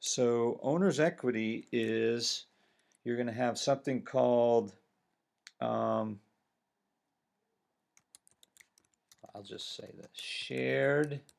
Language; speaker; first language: English; native; English